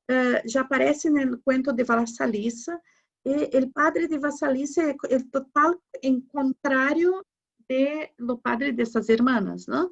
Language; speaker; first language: Spanish; non-native, learner; Portuguese